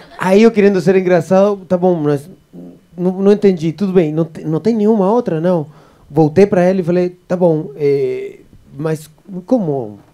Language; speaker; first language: Portuguese; non-native, fluent; Spanish